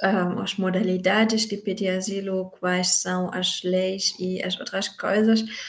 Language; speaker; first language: Portuguese; non-native, fluent; German